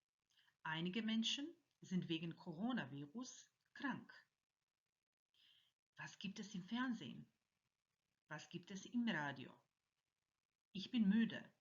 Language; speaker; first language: German; non-native, fluent; Croatian